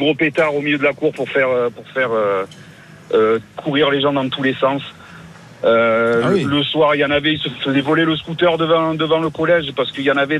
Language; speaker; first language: French; native; French